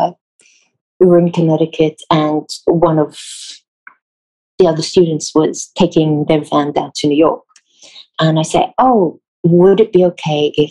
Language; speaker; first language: English; non-native, fluent; Hebrew